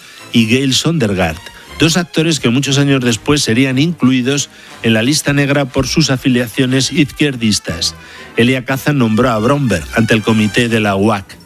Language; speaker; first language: Spanish; native; Spanish